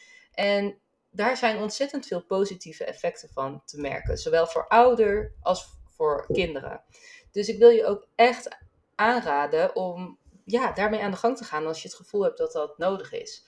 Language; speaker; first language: Dutch; native; Dutch